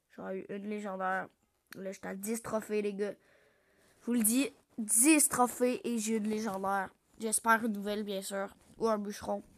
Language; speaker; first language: French; native; French